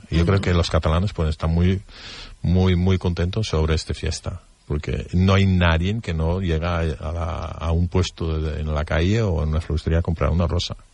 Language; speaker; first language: Spanish; non-native, fluent; Dutch